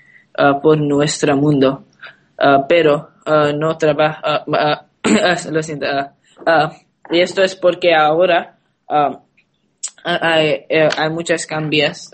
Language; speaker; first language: Spanish; non-native, learner; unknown